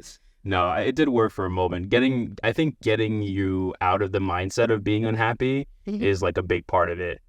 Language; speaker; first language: English; native; English